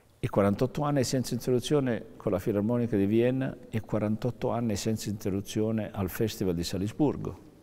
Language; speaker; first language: Italian; native; Italian